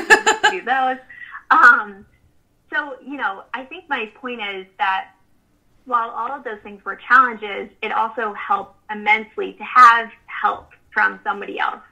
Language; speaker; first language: English; native; English